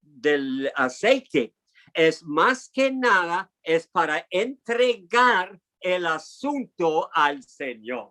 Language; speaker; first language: Spanish; non-native, fluent; English